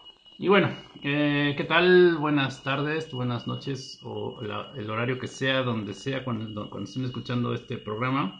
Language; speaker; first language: Spanish; native; Spanish